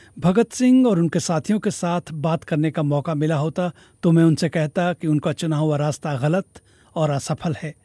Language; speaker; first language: Hindi; native; Hindi